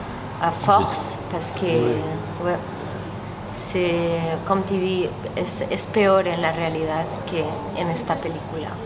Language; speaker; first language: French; non-native, learner; Spanish